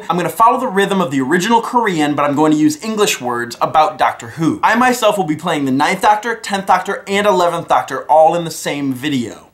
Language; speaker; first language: English; native; English